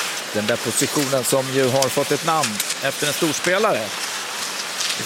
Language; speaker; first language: Swedish; native; Swedish